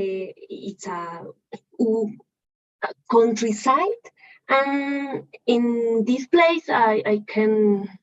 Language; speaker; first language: English; non-native, learner; Spanish